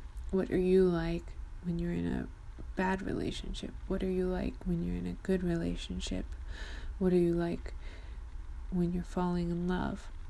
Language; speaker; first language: English; early bilingual, other home language; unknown